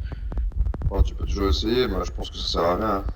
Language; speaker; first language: French; native; French